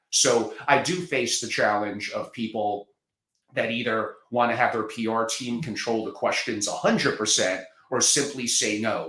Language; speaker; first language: English; native; English